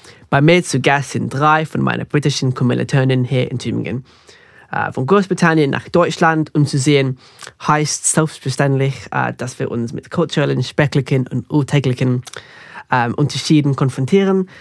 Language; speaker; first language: German; non-native, fluent; English